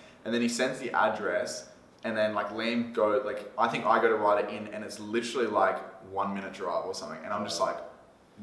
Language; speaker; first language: English; native; English